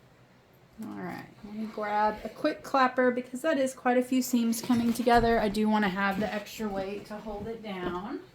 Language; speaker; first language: English; native; English